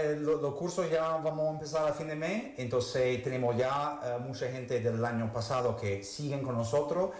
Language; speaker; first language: Spanish; non-native, fluent; English